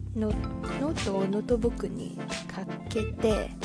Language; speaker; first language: Japanese; non-native, learner; Cantonese